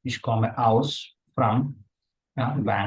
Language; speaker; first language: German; non-native, fluent; Tamil